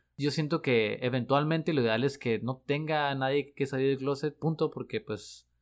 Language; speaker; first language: Spanish; native; Spanish